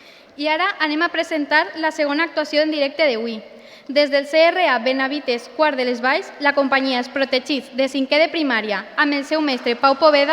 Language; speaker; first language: Catalan; native; Catalan